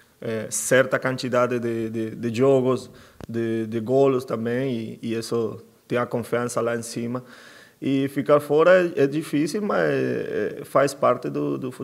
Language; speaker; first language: Portuguese; non-native, fluent; Spanish